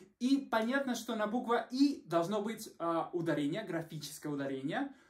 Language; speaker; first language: Russian; non-native, fluent; Spanish